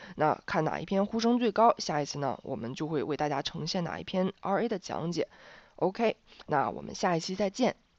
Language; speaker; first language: Chinese; native; Chinese